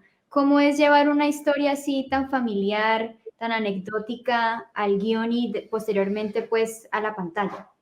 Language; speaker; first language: Spanish; native; Spanish